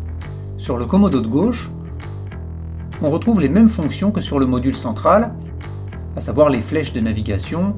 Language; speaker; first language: French; native; French